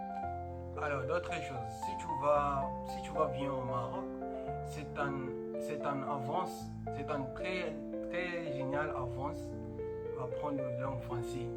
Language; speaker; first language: French; non-native, learner; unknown